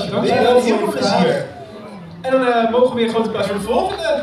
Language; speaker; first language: Dutch; native; Dutch